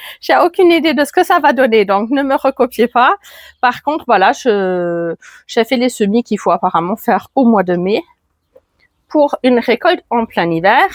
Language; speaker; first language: French; non-native, fluent; German